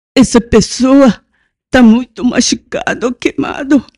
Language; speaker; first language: Portuguese; non-native, learner; Japanese